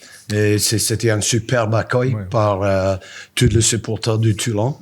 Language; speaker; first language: French; non-native, learner; English